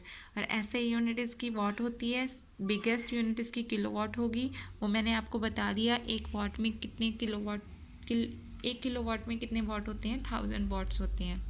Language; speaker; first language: Hindi; native; Hindi